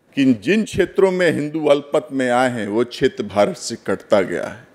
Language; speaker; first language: Hindi; native; Hindi